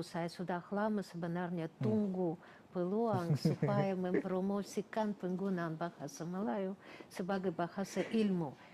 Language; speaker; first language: Malay; non-native, fluent; Russian